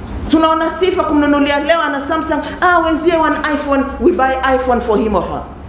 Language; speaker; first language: English; non-native, local second language; Swahili